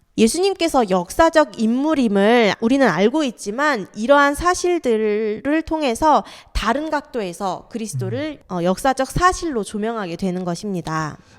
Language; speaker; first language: Korean; native; Korean